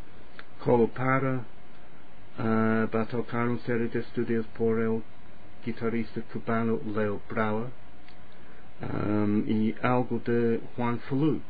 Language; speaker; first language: Spanish; non-native, fluent; English